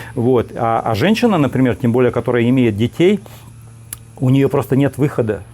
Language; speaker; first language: Russian; native; Russian